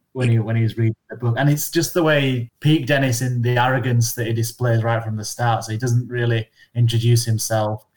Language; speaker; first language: English; native; English